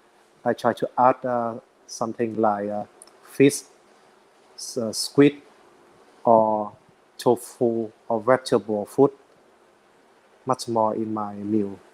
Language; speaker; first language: English; non-native, learner; Vietnamese